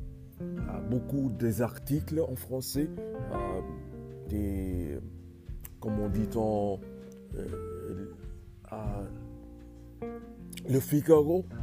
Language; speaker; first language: French; non-native, learner; English